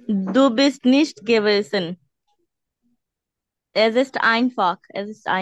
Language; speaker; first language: German; non-native, learner; Bangla